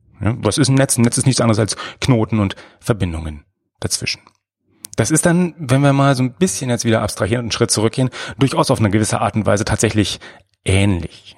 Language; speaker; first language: German; native; German